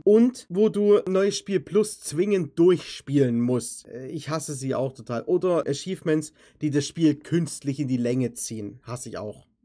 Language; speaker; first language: German; native; German